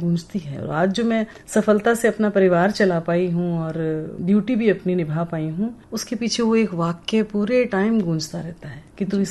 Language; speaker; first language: Hindi; native; Hindi